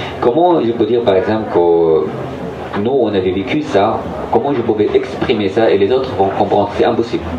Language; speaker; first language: French; non-native, fluent; Arabic